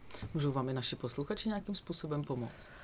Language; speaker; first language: Czech; native; Czech